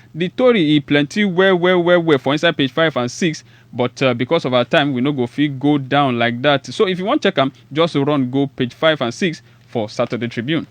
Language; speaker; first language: Nigerian Pidgin; non-native, local second language; Yoruba